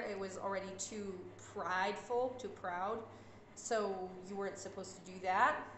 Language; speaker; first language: English; early bilingual, other home language; Plautdietsch